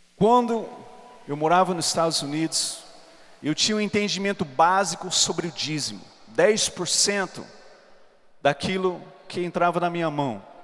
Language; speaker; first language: Portuguese; non-native, fluent; English